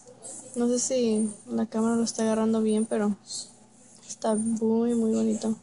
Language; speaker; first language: Spanish; early bilingual, heritage; Spanish